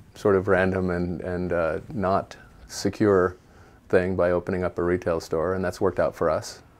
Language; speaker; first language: English; native; English